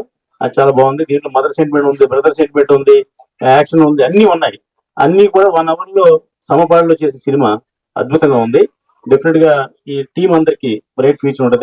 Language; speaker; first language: Telugu; native; Telugu